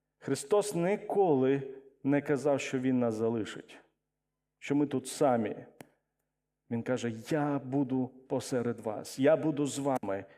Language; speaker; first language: Ukrainian; non-native, local second language; Russian